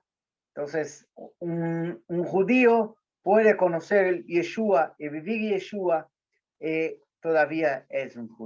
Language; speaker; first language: Spanish; non-native, learner; Portuguese